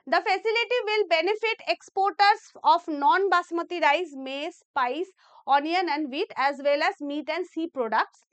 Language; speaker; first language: English; non-native, local second language; Bangla